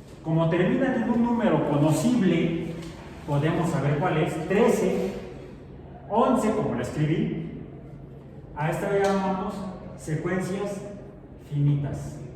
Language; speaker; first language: Spanish; native; Spanish